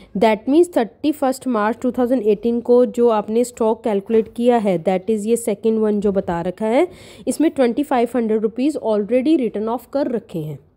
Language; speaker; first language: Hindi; non-native, local second language; Punjabi